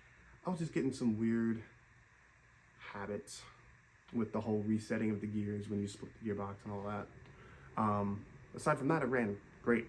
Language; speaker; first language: English; native; English